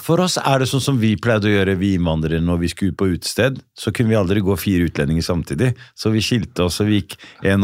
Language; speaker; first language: Norwegian; native; Norwegian